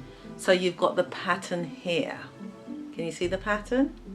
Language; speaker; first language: English; native; English